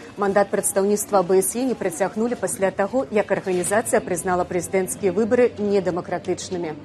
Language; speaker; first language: Belarusian; native; Belarusian